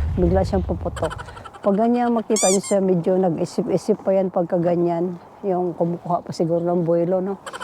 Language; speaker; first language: Filipino; non-native, local second language; Cebuano